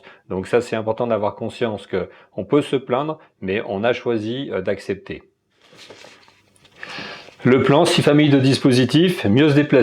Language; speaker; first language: French; native; French